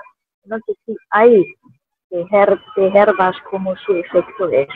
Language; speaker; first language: Spanish; non-native, fluent; German